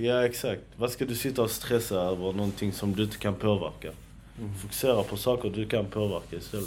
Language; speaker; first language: Swedish; early bilingual, other home language; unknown